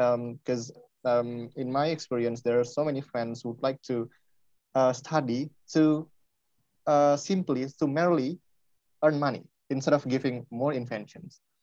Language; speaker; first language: English; non-native, fluent; Indonesian